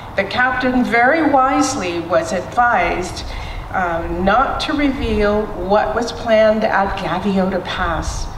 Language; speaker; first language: English; native; English